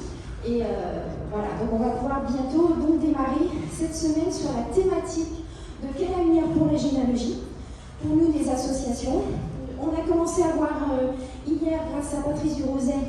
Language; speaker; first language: French; native; French